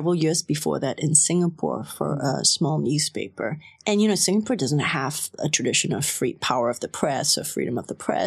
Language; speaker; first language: English; non-native, local second language; Cantonese